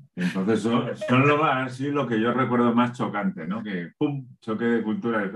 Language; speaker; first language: Spanish; native; Spanish